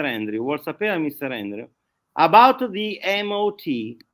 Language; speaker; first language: English; non-native, learner; Italian